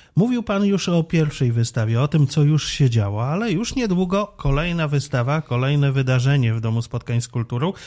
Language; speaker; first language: Polish; native; Polish